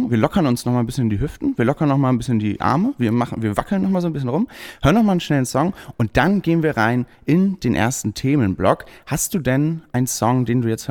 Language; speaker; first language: German; native; German